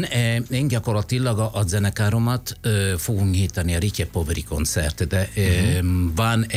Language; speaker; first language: Hungarian; non-native, fluent; Italian